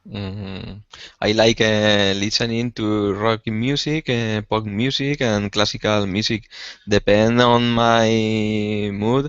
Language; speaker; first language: English; non-native, learner; Spanish